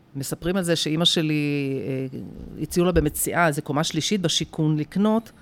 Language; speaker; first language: Hebrew; native; Hebrew